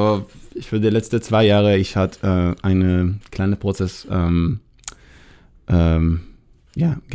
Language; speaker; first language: German; non-native, learner; Hebrew